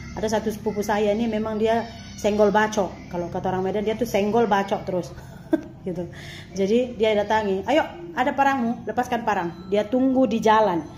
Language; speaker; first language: Indonesian; native; Indonesian